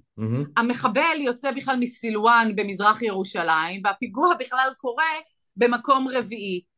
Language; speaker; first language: Hebrew; native; Hebrew